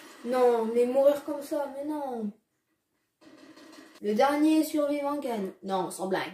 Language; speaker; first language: French; native; French